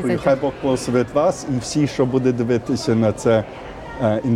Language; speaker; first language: Ukrainian; early bilingual, heritage; Ukrainian